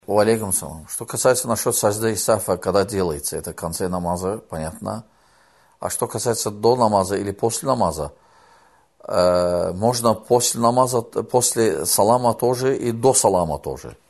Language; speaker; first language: Russian; non-native, fluent; Azerbaijani